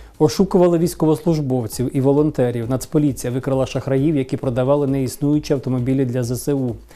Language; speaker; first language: Ukrainian; native; Ukrainian